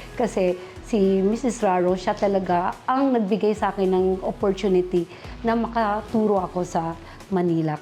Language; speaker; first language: Filipino; non-native, local second language; Cebuano